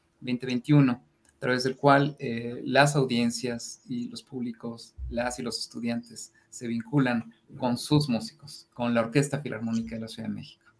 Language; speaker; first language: Spanish; native; Spanish